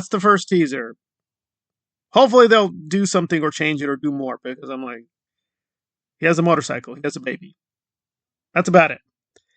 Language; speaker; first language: English; native; English